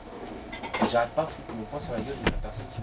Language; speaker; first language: French; native; French